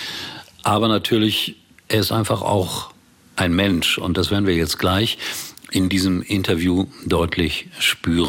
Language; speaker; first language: German; native; German